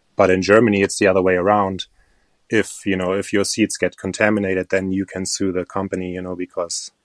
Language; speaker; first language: English; non-native, fluent; German